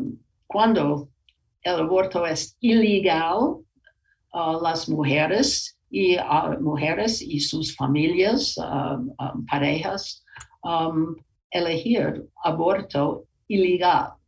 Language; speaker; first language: Spanish; non-native, learner; English